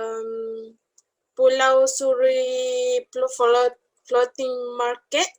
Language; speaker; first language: English; non-native, local second language; Malay